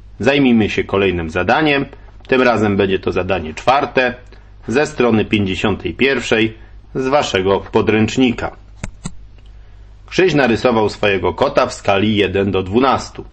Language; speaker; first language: Polish; native; Polish